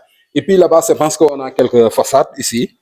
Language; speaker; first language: French; non-native, local second language; Wolof